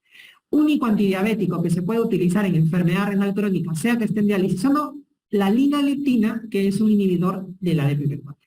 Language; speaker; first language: Spanish; native; Spanish